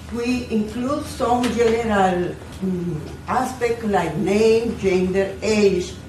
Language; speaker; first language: English; non-native, fluent; Spanish